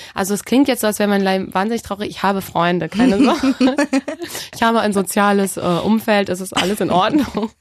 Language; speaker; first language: German; native; German